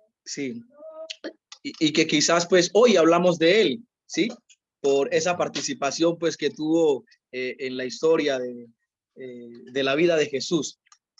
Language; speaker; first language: Spanish; native; Spanish